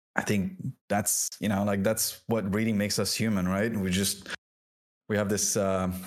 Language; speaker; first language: English; non-native, fluent; French